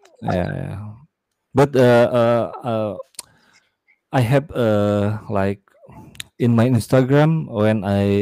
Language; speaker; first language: English; non-native, learner; Indonesian